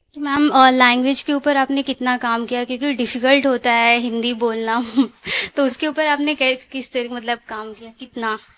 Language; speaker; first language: Hindi; native; Hindi